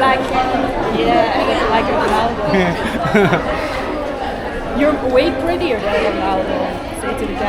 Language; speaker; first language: English; non-native, fluent; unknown